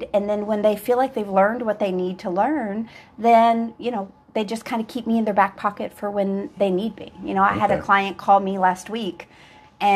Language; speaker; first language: English; native; English